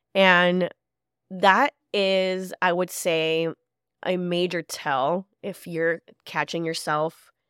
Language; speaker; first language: English; early bilingual, other home language; Spanish